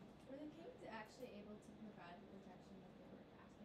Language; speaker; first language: English; native; English